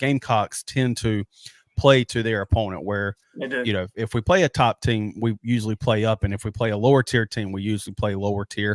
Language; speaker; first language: English; native; English